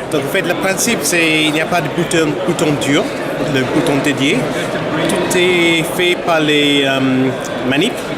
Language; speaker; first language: French; non-native, learner; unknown